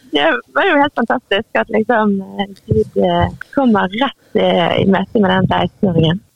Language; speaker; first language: Norwegian; native; Norwegian